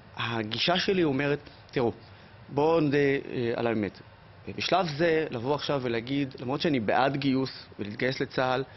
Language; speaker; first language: Hebrew; non-native, local second language; Arabic